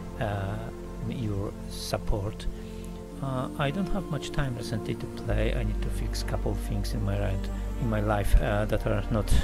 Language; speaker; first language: English; non-native, learner; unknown